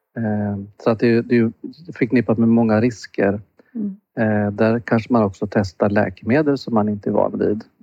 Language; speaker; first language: Swedish; native; Swedish